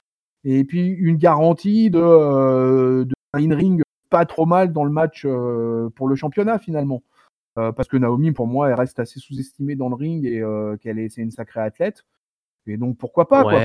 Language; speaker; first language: French; native; French